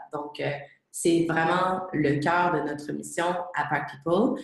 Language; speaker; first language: French; native; French